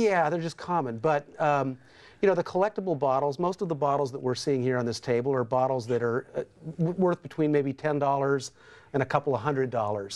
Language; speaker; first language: English; native; English